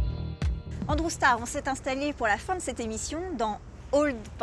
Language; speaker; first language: French; native; French